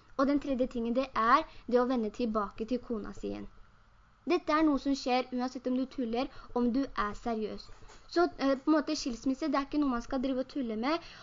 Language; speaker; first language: Norwegian; early bilingual, other home language; Urdu